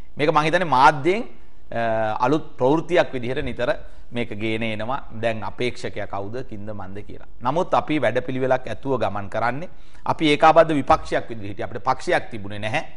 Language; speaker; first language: Sinhala; native; Sinhala